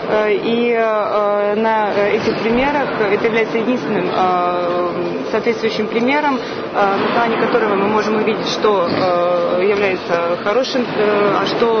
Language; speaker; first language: Russian; native; Russian